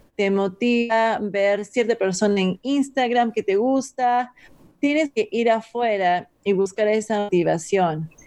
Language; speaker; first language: Spanish; native; Spanish